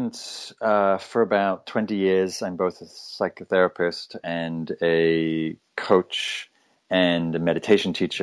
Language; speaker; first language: English; native; English